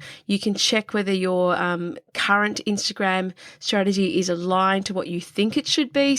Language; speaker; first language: English; native; English